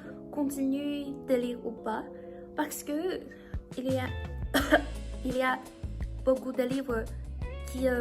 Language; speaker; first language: French; non-native, learner; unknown